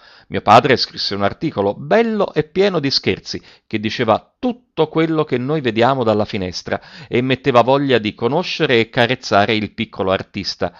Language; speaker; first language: Italian; native; Italian